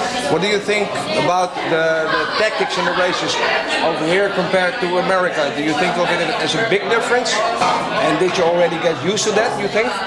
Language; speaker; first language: English; non-native, fluent; Dutch